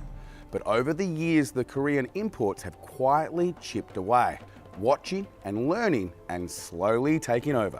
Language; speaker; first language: English; native; English